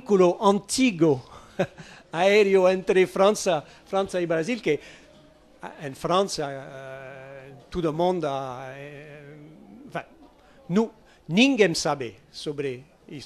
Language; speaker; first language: Portuguese; non-native, learner; French